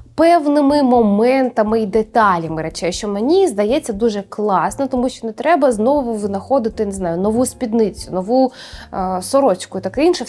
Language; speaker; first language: Ukrainian; native; Ukrainian